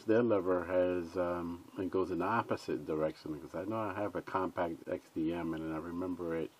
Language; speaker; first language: English; native; English